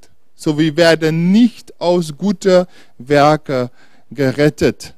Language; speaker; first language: German; non-native, fluent; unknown